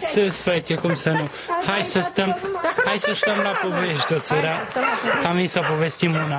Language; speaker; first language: Romanian; native; Romanian